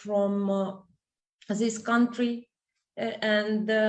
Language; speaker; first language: English; non-native, fluent; Ukrainian